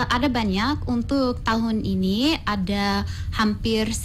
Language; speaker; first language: Indonesian; non-native, fluent; English